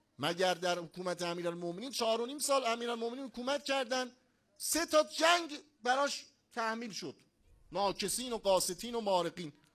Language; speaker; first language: Persian; non-native, local second language; Azerbaijani